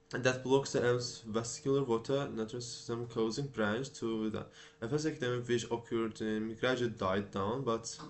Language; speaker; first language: English; non-native, learner; Azerbaijani